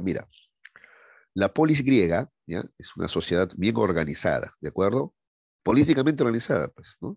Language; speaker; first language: Spanish; native; Spanish